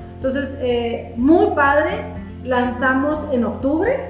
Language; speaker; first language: Spanish; early bilingual, heritage; Spanish